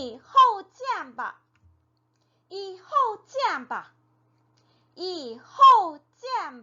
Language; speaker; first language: Chinese; non-native, fluent; Korean